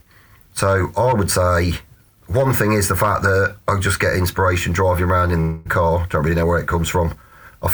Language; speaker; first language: English; native; English